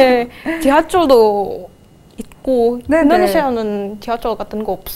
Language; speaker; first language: Korean; non-native, fluent; Indonesian